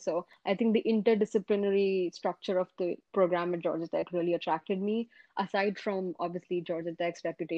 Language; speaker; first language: English; non-native, local second language; Hindi